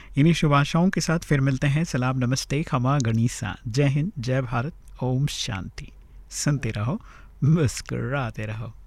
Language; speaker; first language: Hindi; native; Hindi